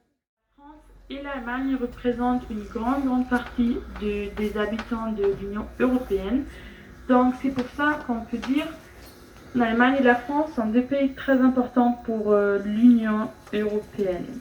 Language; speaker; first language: French; non-native, fluent; German